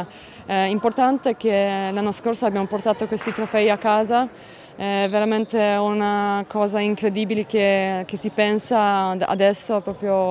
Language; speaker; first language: Italian; non-native, fluent; Polish